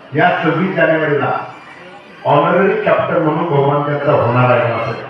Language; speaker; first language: Marathi; native; Marathi